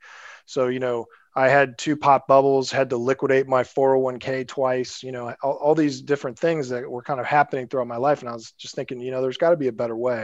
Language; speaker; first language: English; native; English